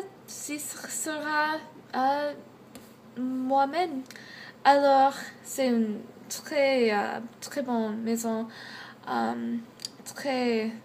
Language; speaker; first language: French; non-native, learner; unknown